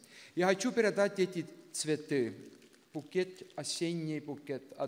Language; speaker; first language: Russian; non-native, local second language; Estonian